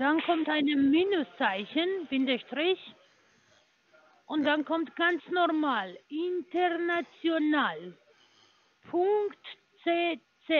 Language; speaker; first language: German; non-native, learner; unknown